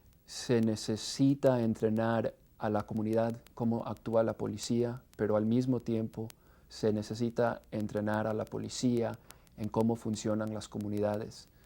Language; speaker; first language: Spanish; non-native, fluent; English